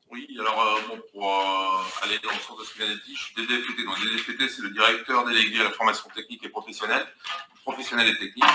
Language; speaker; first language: French; native; French